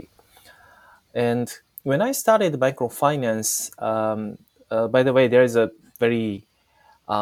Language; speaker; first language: English; non-native, fluent; Japanese